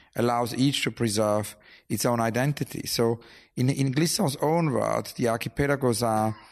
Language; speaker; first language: English; non-native, fluent; German